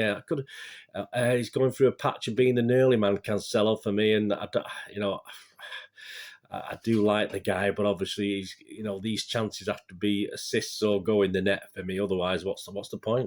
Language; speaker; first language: English; native; English